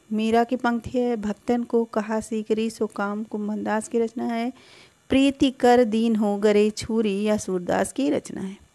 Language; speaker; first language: Hindi; native; Hindi